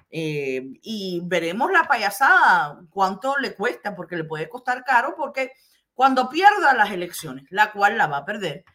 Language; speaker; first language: Spanish; early bilingual, heritage; Spanish